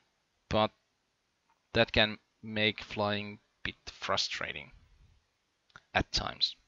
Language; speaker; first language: English; non-native, fluent; Finnish